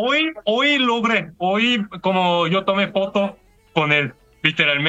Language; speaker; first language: Spanish; non-native, fluent; Korean